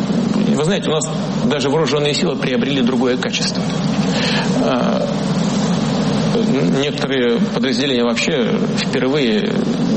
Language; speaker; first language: Russian; native; Russian